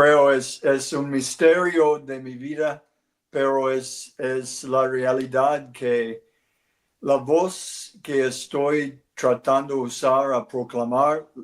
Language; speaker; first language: Spanish; non-native, learner; English